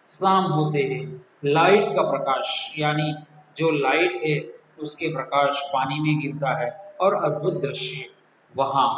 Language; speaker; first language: Hindi; non-native, local second language; Gujarati